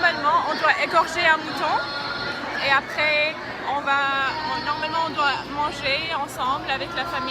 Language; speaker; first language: French; non-native, local second language; Arabic